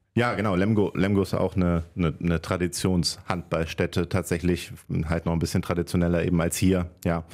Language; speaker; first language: German; non-native, fluent; Norwegian